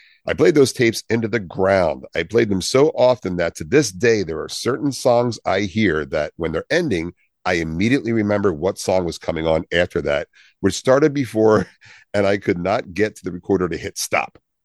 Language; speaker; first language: English; native; English